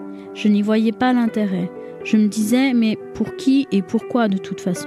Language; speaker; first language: French; native; French